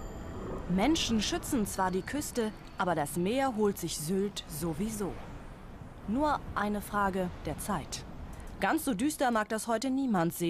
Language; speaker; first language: German; native; German